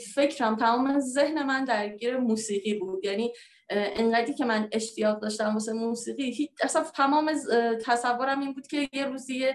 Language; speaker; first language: Persian; native; Persian